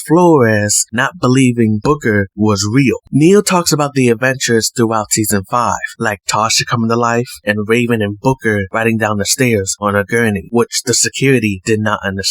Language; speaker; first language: English; native; English